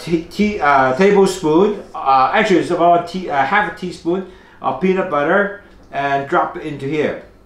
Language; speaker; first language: English; non-native, local second language; Cantonese